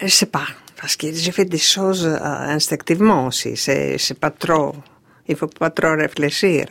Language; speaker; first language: French; non-native, fluent; Greek